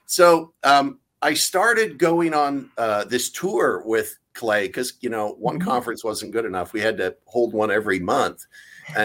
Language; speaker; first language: English; native; English